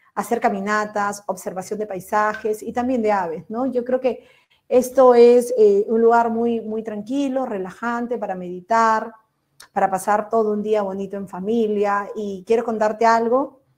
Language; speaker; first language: Spanish; native; Spanish